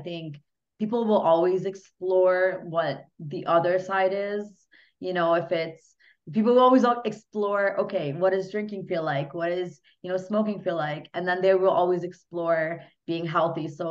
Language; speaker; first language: English; non-native, fluent; Hungarian